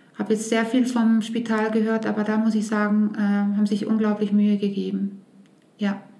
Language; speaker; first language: German; native; German